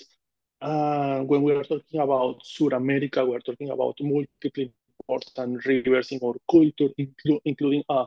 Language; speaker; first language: English; non-native, fluent; Spanish